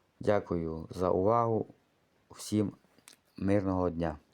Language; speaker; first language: Ukrainian; native; Ukrainian